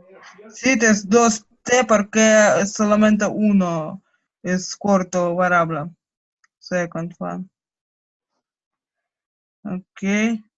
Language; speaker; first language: Spanish; non-native, learner; Russian